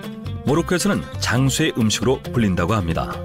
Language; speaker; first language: Korean; native; Korean